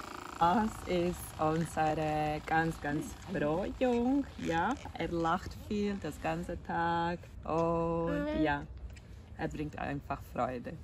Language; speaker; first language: German; non-native, fluent; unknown